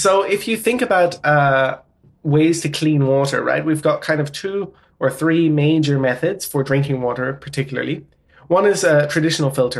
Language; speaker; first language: English; native; English